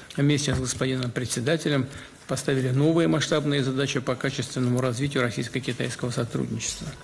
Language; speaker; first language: Russian; native; Russian